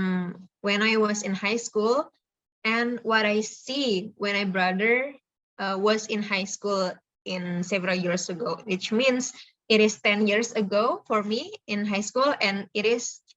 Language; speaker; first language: English; non-native, fluent; Indonesian